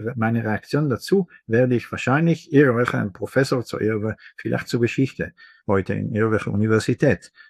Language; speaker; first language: German; non-native, fluent; Hebrew